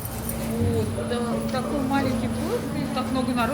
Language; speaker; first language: Russian; native; Russian